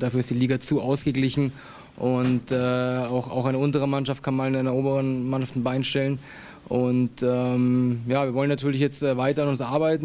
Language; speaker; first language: German; native; German